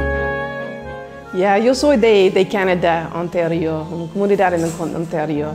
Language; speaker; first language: Spanish; non-native, learner; English